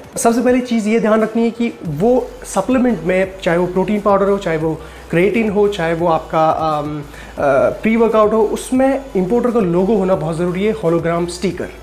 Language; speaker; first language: Hindi; native; Hindi